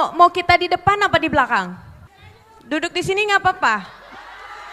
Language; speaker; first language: Indonesian; native; Indonesian